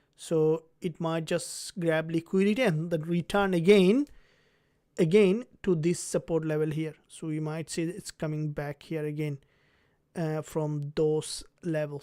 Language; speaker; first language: English; non-native, fluent; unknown